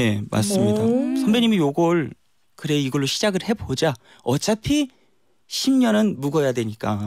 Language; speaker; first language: Korean; native; Korean